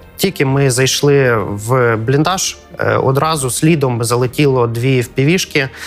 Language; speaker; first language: Ukrainian; native; Ukrainian